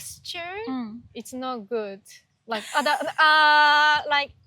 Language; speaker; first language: English; non-native, learner; Japanese